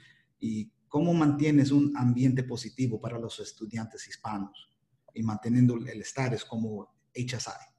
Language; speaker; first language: Spanish; early bilingual, heritage; Spanish